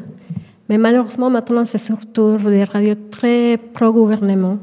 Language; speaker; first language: French; non-native, fluent; Spanish